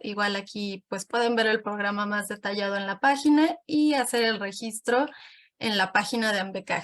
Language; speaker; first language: Spanish; native; Spanish